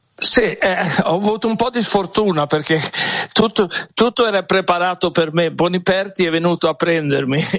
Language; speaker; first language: Italian; early bilingual, other home language; Swedish